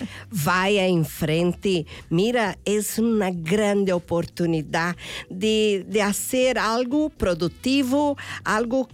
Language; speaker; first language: Spanish; non-native, fluent; Portuguese